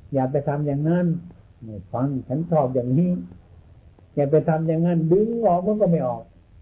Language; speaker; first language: Thai; native; Thai